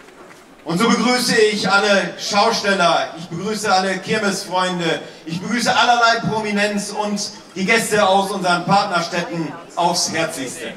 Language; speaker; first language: German; native; German